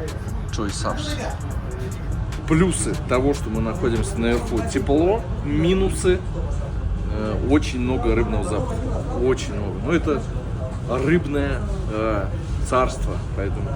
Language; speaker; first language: Russian; native; Russian